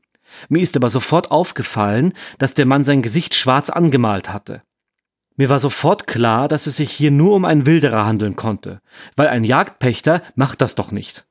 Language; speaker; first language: German; native; German